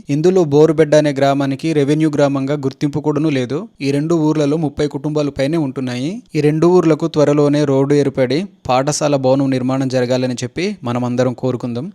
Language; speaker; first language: Telugu; non-native, local second language; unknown